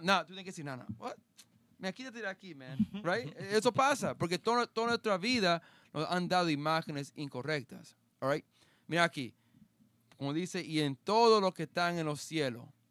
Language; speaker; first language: Spanish; early bilingual, heritage; Spanish